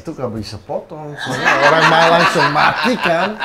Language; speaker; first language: Indonesian; non-native, fluent; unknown